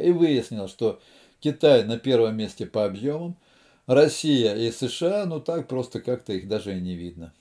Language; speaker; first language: Russian; native; Russian